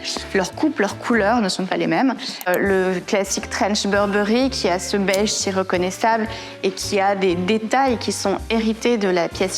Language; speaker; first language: French; native; French